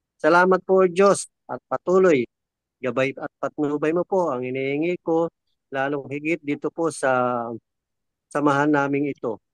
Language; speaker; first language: Filipino; native; Filipino